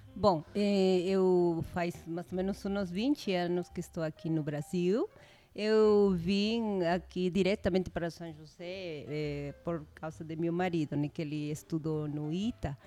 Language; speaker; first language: Portuguese; non-native, fluent; Spanish